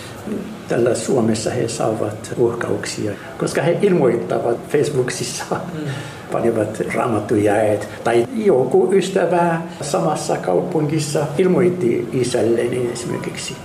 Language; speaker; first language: Finnish; non-native, fluent; Arabic